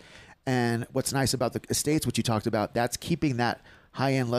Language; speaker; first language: English; native; English